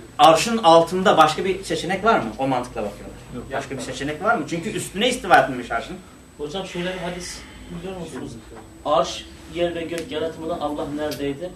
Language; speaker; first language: Turkish; non-native, local second language; Kurdish